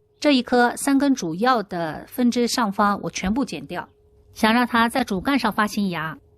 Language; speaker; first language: Chinese; native; Chinese